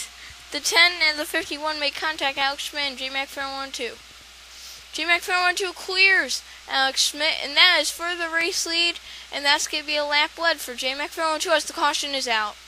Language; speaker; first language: English; native; English